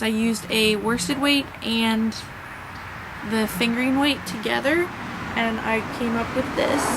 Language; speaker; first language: English; native; English